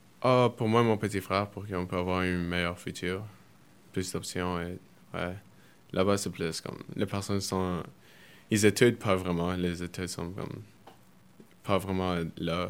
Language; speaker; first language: French; early bilingual, other home language; Spanish